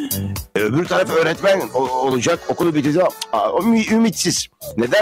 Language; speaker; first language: Turkish; native; Turkish